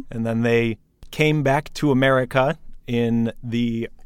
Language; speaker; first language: English; native; English